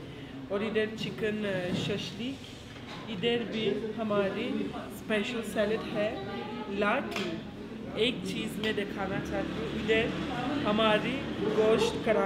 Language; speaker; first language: Hindi; non-native, fluent; Turkish